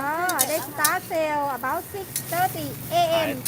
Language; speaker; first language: English; non-native, learner; Thai